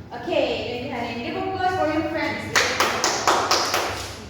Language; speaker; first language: English; non-native, fluent; Indonesian